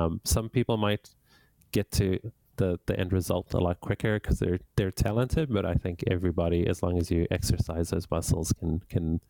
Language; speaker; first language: English; native; English